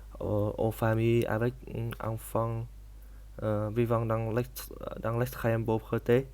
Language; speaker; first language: French; non-native, learner; Vietnamese